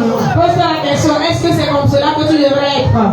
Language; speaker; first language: French; non-native, local second language; Ewe